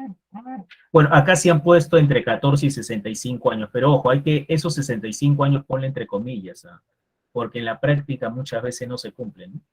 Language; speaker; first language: Spanish; native; Spanish